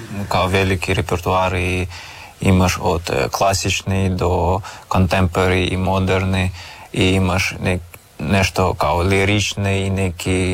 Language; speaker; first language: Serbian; non-native, learner; Russian